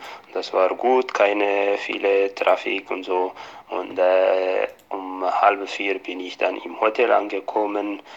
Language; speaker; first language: German; non-native, fluent; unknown